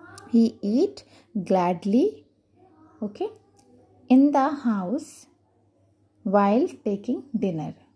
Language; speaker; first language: English; non-native, local second language; Hindi